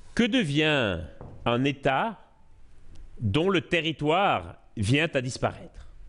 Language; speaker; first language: French; native; French